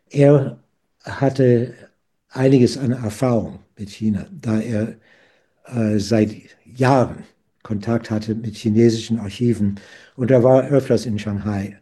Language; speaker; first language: German; non-native, fluent; English